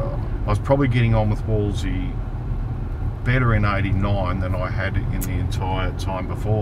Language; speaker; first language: English; native; English